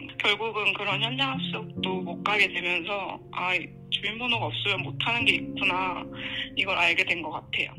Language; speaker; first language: Korean; early bilingual, other home language; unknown